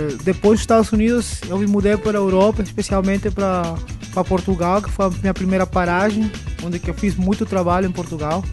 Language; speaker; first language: Portuguese; early bilingual, other home language; Spanish